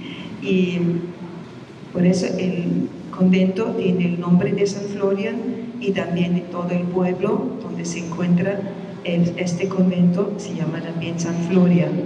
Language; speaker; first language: Spanish; non-native, fluent; German